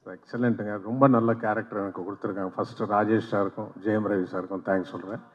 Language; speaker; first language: Tamil; non-native, local second language; Telugu